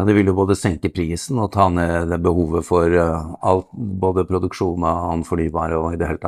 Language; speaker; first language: Norwegian; native; Norwegian